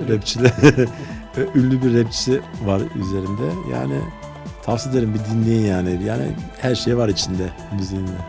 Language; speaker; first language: Turkish; early bilingual, heritage; Turkish